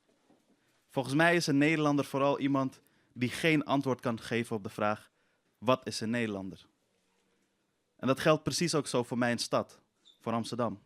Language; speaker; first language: Dutch; early bilingual, other home language; Persian